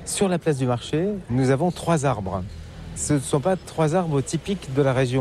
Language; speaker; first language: French; native; French